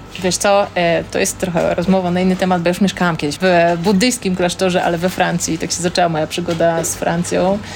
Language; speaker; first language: Polish; native; Polish